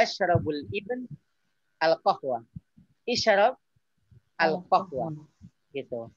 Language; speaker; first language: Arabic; non-native, fluent; Indonesian